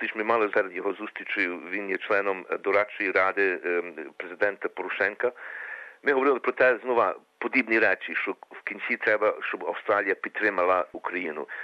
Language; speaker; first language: Ukrainian; early bilingual, heritage; Ukrainian